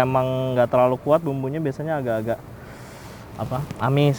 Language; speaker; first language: Indonesian; native; Indonesian